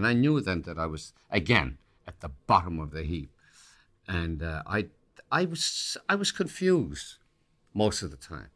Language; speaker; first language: English; native; English